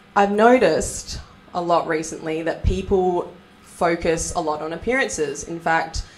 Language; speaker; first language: English; native; English